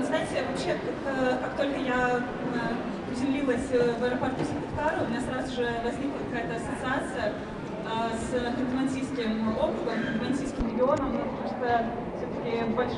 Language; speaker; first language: Russian; native; Russian